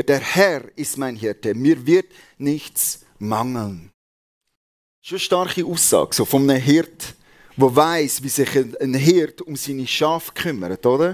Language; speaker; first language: German; native; German